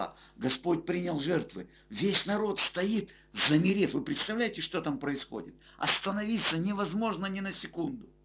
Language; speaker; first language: Russian; native; Russian